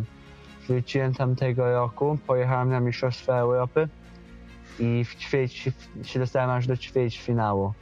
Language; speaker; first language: Polish; early bilingual, heritage; Polish